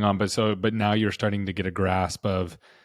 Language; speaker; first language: English; native; English